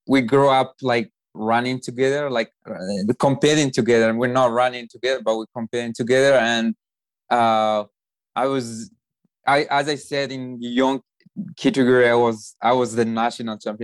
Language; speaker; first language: English; non-native, fluent; Arabic